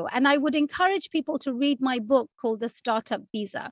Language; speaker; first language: English; native; English